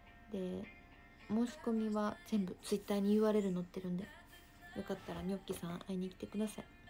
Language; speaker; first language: Japanese; native; Japanese